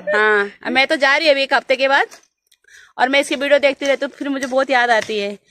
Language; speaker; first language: Hindi; non-native, local second language; Garhwali